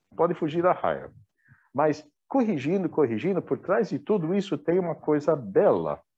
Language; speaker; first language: Portuguese; non-native, fluent; English